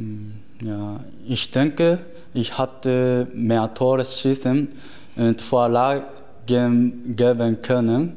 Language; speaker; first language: German; non-native, learner; Japanese